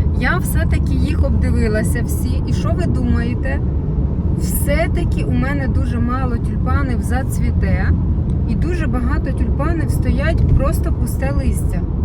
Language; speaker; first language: Ukrainian; non-native, local second language; Russian